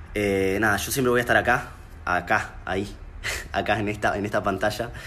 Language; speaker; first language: Spanish; native; Spanish